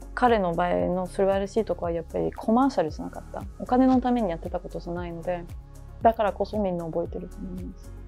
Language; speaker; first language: Japanese; early bilingual, heritage; Japanese